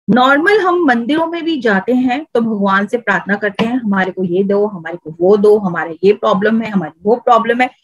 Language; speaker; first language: Hindi; native; Hindi